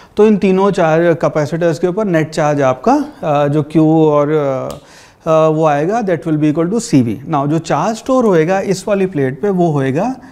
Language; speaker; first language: Hindi; native; Hindi